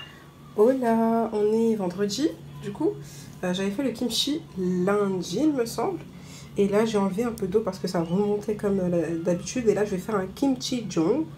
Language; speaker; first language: French; native; French